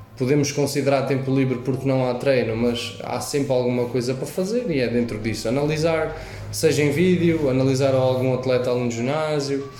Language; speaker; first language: Portuguese; native; Portuguese